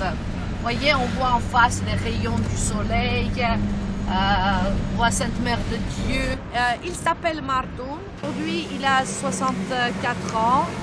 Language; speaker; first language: French; non-native, fluent; Armenian